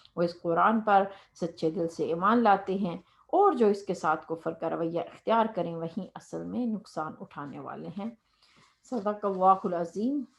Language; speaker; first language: Urdu; native; Urdu